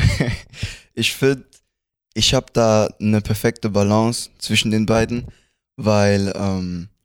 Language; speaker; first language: German; early bilingual, other home language; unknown